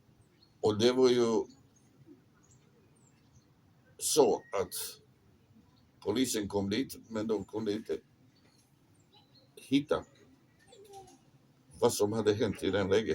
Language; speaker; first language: Swedish; non-native, fluent; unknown